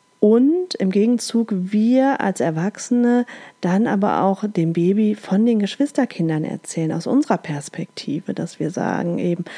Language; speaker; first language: German; native; German